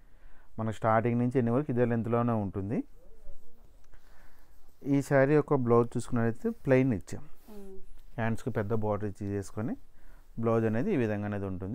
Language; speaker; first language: Telugu; native; Telugu